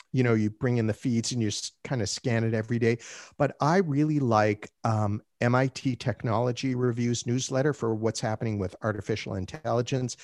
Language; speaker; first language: English; native; English